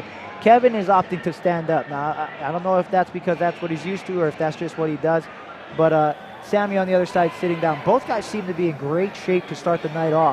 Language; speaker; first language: English; native; English